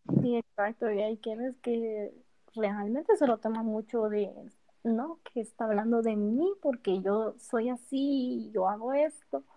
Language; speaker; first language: Spanish; native; Spanish